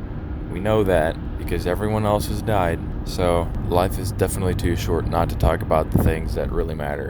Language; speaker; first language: English; native; English